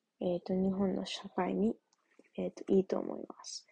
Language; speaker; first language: Japanese; non-native, learner; English